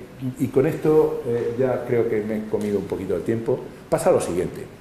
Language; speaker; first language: Spanish; native; Spanish